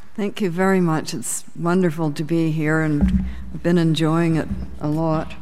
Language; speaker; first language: English; native; English